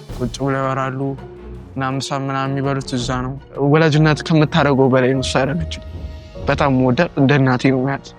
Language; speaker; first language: Amharic; native; Amharic